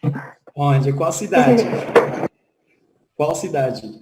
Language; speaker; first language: Portuguese; non-native, fluent; Spanish